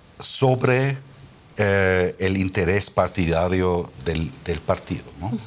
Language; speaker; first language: Spanish; non-native, fluent; German